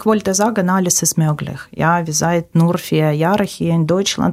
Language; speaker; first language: German; non-native, learner; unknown